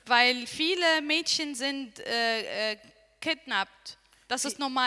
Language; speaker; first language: German; non-native, learner; Arabic